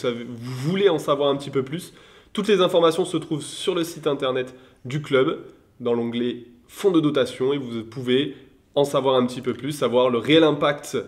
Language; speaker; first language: French; native; French